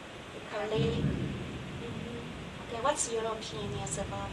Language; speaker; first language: English; non-native, learner; Chinese